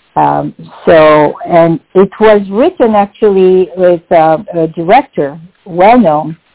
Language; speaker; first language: English; non-native, fluent; French